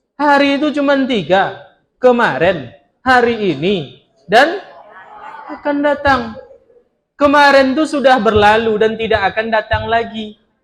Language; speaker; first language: Malay; non-native, local second language; Minangkabau